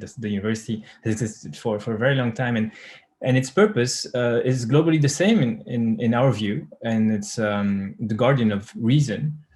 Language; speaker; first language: English; non-native, fluent; French